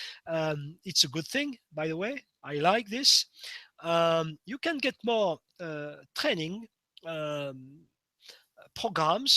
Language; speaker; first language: English; non-native, fluent; French